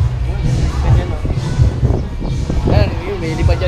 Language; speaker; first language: Filipino; native; Filipino